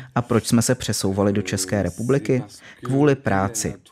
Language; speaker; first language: Czech; non-native, fluent; French